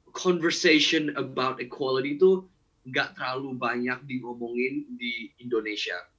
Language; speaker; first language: Indonesian; early bilingual, heritage; Indonesian